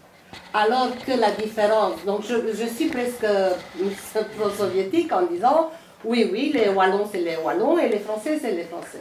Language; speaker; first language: French; non-native, fluent; Romanian